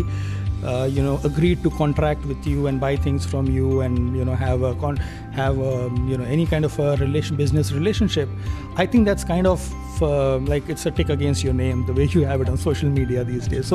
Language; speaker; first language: English; non-native, local second language; Hindi